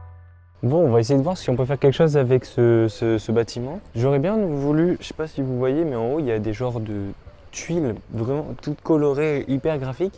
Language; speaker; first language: French; native; French